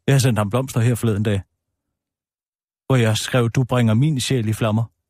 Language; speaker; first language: Danish; native; Danish